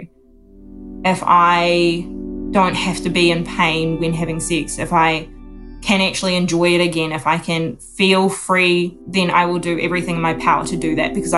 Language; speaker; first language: English; native; English